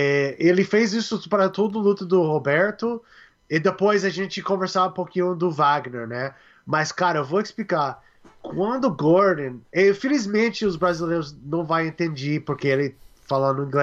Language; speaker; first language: Portuguese; non-native, learner; English